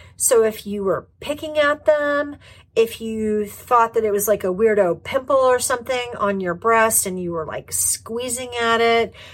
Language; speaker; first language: English; native; English